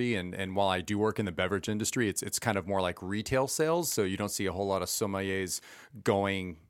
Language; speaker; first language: English; early bilingual, other home language; Spanish